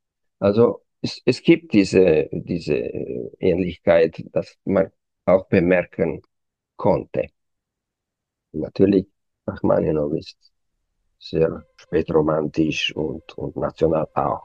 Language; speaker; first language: German; non-native, fluent; Romanian